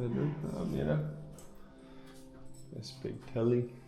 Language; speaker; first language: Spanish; non-native, learner; English